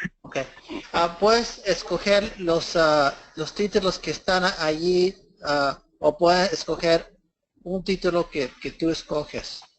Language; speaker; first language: Spanish; early bilingual, heritage; English